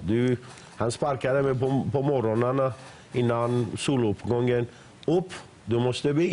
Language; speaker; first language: Swedish; non-native, fluent; Persian